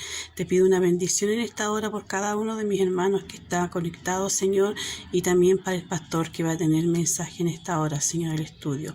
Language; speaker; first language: Spanish; native; Spanish